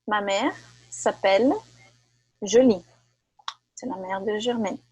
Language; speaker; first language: French; non-native, fluent; Portuguese